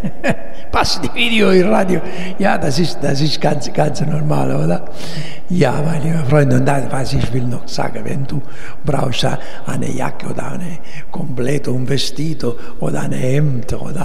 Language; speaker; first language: German; non-native, learner; Italian